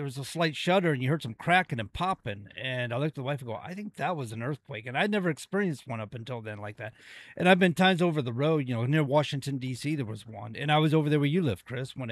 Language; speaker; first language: English; native; English